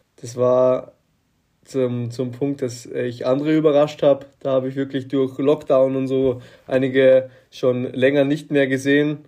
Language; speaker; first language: German; native; German